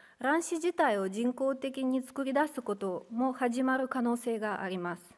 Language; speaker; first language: Japanese; non-native, fluent; Russian